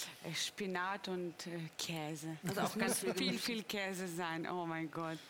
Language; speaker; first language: German; non-native, fluent; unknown